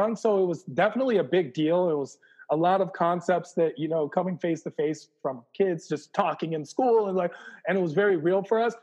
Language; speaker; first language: English; native; English